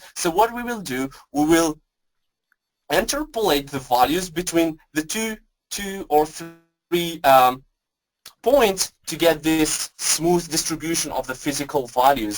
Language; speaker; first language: English; non-native, fluent; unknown